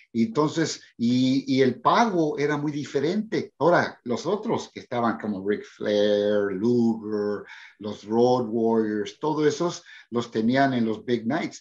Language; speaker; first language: Spanish; early bilingual, heritage; Spanish